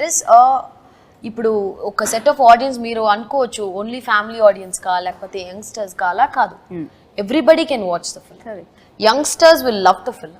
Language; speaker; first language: Telugu; non-native, fluent; Tamil